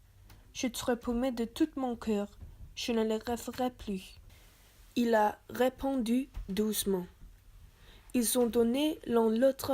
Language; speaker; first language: French; non-native, learner; English